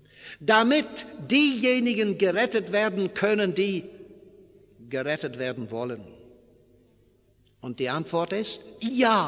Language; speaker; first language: German; non-native, fluent; English